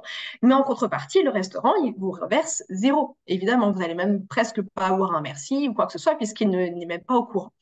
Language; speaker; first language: French; native; French